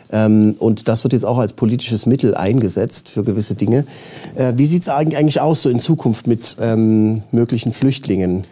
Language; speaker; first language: German; native; German